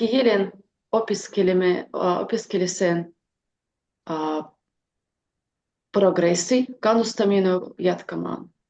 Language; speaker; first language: Finnish; non-native, fluent; Russian